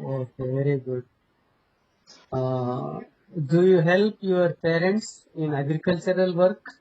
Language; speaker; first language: English; non-native, local second language; Telugu